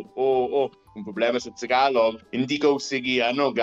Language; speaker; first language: Filipino; non-native, learner; English